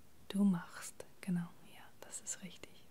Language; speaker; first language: German; non-native, fluent; English